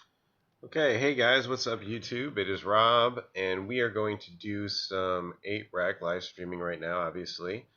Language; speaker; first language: English; native; English